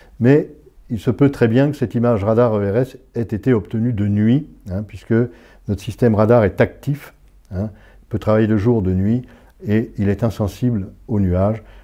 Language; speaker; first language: French; native; French